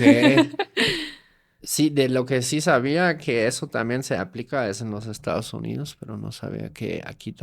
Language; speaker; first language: Spanish; non-native, fluent; German